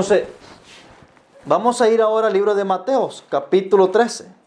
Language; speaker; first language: Spanish; native; Spanish